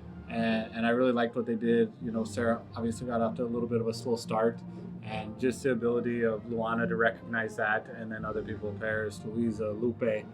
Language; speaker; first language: English; native; English